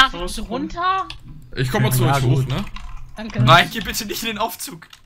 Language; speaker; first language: German; native; German